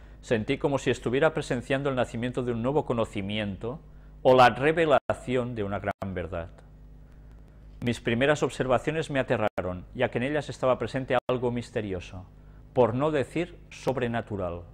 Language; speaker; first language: Spanish; native; Spanish